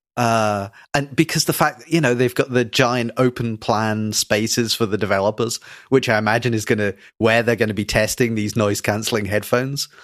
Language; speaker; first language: English; native; English